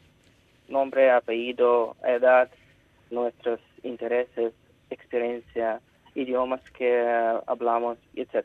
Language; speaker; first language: Spanish; non-native, fluent; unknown